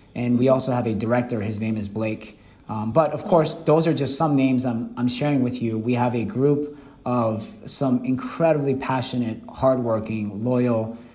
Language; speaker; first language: English; early bilingual, other home language; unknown